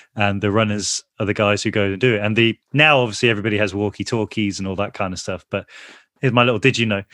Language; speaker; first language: English; native; English